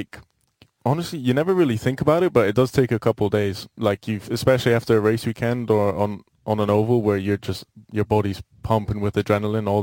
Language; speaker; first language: English; native; English